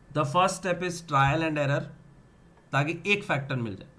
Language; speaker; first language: Hindi; non-native, local second language; Gujarati